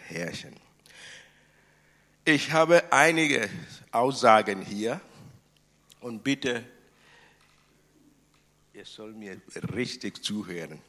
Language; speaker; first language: German; non-native, fluent; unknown